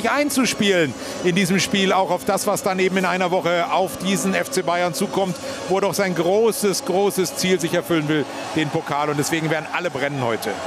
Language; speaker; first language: German; native; German